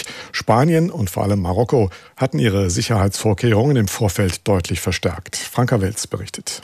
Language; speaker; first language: German; native; German